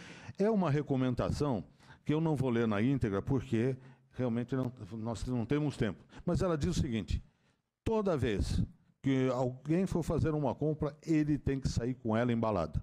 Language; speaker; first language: Portuguese; native; Portuguese